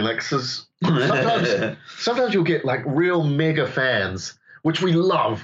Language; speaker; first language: English; native; English